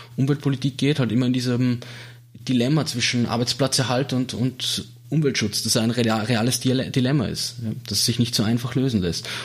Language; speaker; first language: German; native; German